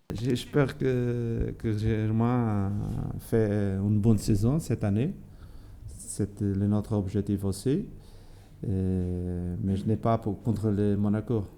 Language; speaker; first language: French; non-native, learner; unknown